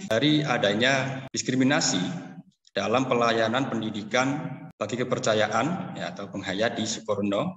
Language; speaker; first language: Indonesian; native; Indonesian